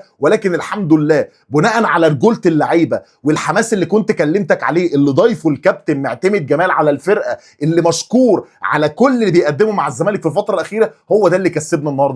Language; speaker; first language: Arabic; native; Arabic